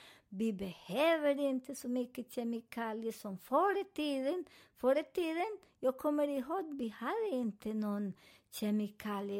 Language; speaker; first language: Swedish; non-native, learner; Spanish